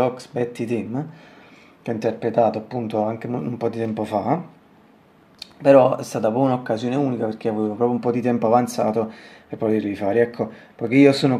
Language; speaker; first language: Italian; native; Italian